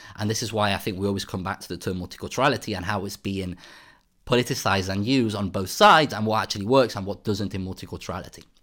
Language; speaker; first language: English; native; English